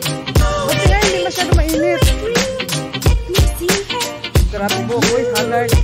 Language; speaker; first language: Filipino; non-native, local second language; Cebuano